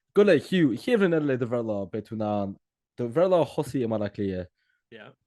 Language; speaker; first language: Irish; native; Irish